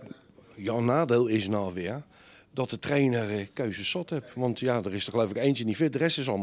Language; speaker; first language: Dutch; native; Dutch